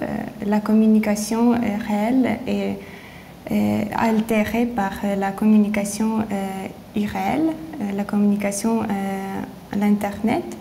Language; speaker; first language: French; non-native, learner; Lithuanian